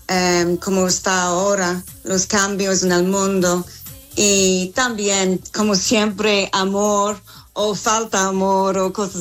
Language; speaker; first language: Spanish; non-native, learner; English